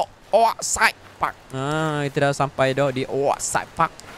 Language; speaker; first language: English; non-native, local second language; Malay